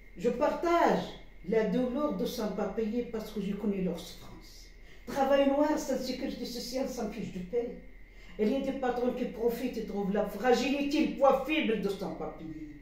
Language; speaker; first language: French; non-native, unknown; Arabic